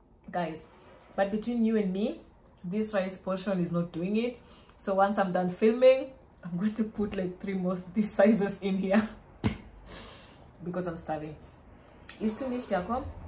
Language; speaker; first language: English; non-native, local second language; Luo (Kenya and Tanzania)